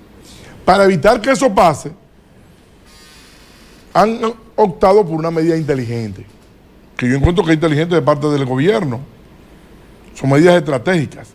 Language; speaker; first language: Spanish; native; Spanish